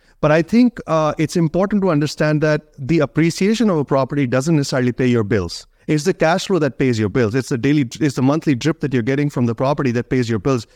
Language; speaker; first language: English; non-native, local second language; Hindi